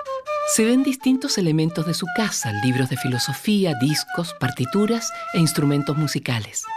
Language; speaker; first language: Spanish; native; Spanish